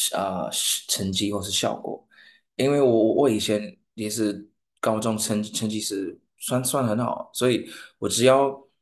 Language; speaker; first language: Chinese; non-native, fluent; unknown